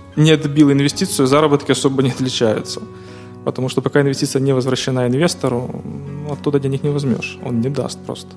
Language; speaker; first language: Russian; non-native, local second language; Ukrainian